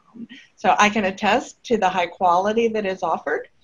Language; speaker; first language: English; native; English